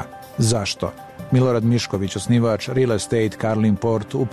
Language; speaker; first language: Croatian; native; Croatian